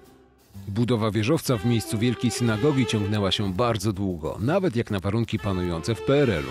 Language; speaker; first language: Polish; native; Polish